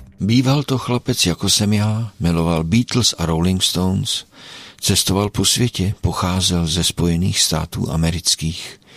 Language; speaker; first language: Czech; native; Czech